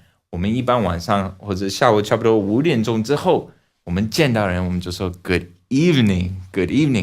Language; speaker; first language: Chinese; non-native, fluent; English